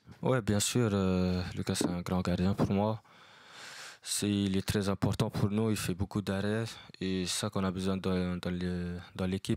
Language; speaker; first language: French; non-native, fluent; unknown